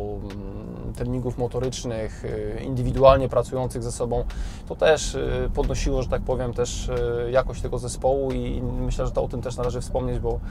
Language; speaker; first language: Polish; native; Polish